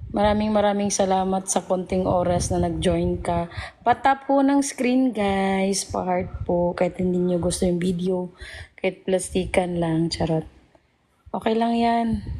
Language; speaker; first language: Filipino; non-native, local second language; Cebuano